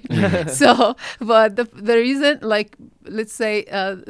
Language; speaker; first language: English; non-native, fluent; Arabic